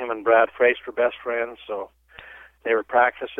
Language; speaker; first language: English; native; English